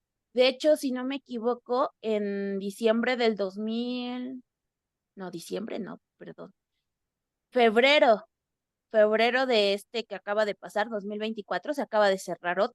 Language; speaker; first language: Spanish; native; Spanish